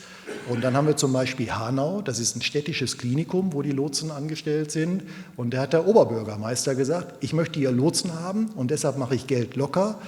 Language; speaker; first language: German; native; German